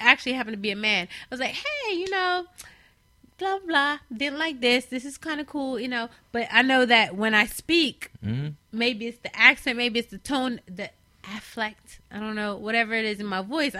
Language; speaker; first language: English; native; English